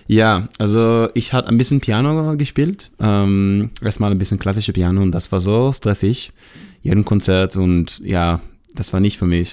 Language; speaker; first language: German; non-native, learner; Hebrew